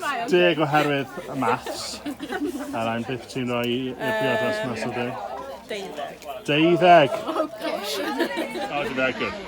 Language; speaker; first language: Welsh; native; Welsh